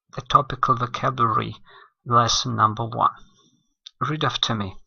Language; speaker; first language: English; non-native, fluent; Russian